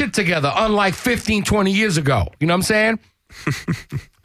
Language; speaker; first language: English; native; English